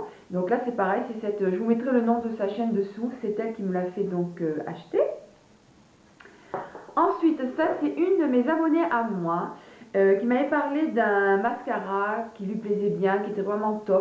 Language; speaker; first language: French; native; French